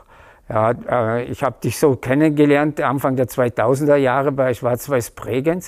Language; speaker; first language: German; native; German